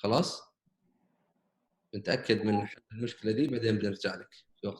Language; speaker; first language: Arabic; native; Arabic